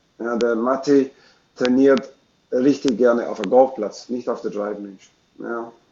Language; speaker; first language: German; non-native, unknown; English